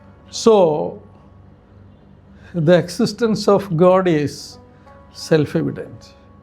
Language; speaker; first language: English; non-native, local second language; Malayalam